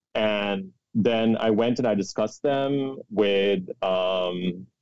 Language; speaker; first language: English; non-native, local second language; Urdu